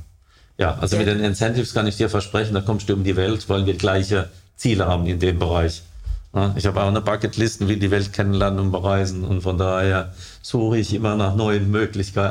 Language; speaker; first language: German; native; German